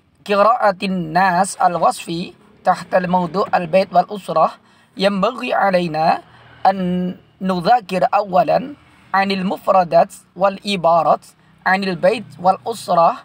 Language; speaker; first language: Arabic; non-native, fluent; Indonesian